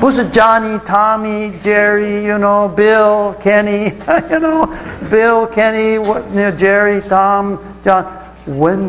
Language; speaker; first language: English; non-native, fluent; Chinese